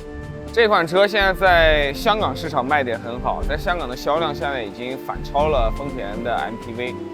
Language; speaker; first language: Chinese; native; Chinese